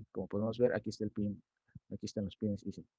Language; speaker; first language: Spanish; native; Spanish